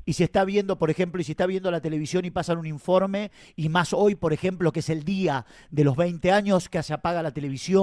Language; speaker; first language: Spanish; native; Spanish